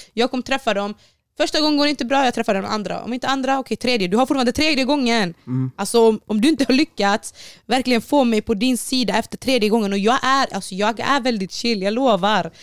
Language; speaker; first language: Swedish; early bilingual, other home language; Baluchi